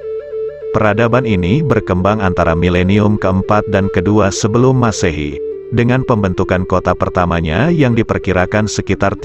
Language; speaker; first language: Indonesian; native; Indonesian